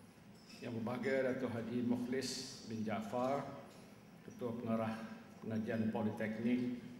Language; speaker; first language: Malay; native; Malay